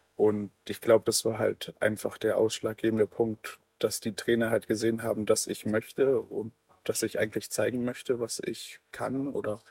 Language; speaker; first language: German; native; German